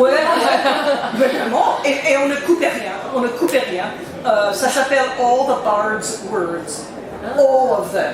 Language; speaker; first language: French; non-native, learner; English